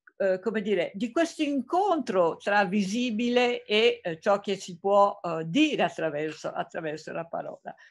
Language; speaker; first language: Italian; native; Italian